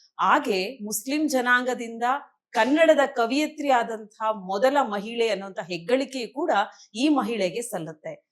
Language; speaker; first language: Kannada; native; Kannada